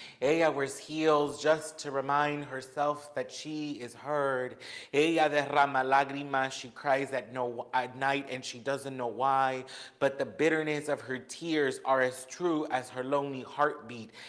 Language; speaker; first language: English; early bilingual, other home language; Spanish